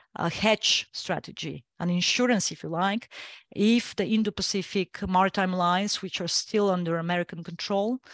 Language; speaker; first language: English; non-native, fluent; Bulgarian